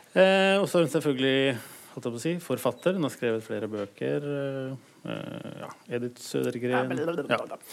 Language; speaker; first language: Norwegian; native; Norwegian